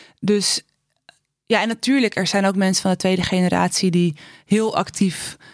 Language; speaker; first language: Dutch; native; Dutch